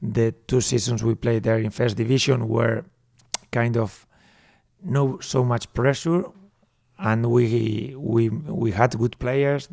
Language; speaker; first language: English; non-native, fluent; Spanish